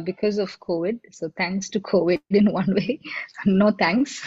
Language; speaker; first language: English; non-native, local second language; Tamil